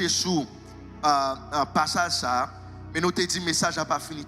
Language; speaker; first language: French; non-native, local second language; Haitian Creole